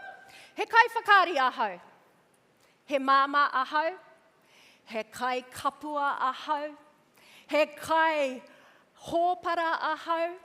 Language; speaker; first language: Māori; non-native, local second language; English